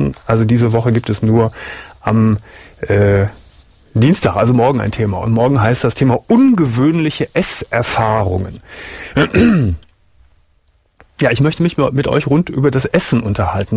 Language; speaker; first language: German; native; German